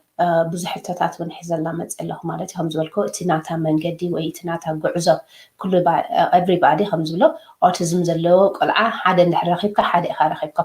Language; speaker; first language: Tigrinya; native; Tigrinya